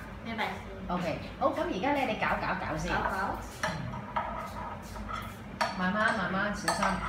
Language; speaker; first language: Cantonese; native; Cantonese